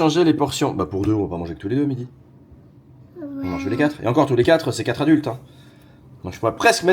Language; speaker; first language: French; native; French